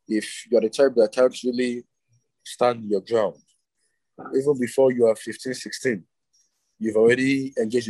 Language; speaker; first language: English; non-native, local second language; Igbo